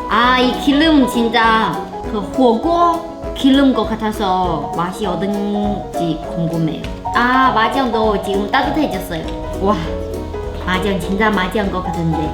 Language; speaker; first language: Korean; non-native, learner; Chinese